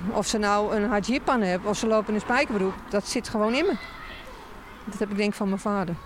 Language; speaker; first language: Dutch; native; Dutch